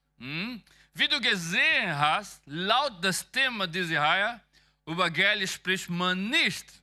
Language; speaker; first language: German; non-native, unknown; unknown